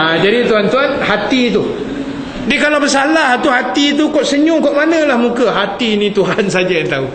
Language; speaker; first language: Malay; native; Malay